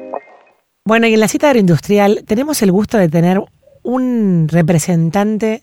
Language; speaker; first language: Spanish; native; Spanish